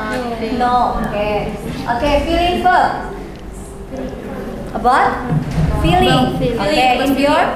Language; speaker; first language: English; non-native, learner; Indonesian